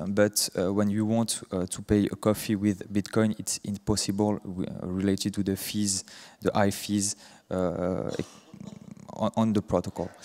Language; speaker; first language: English; non-native, fluent; French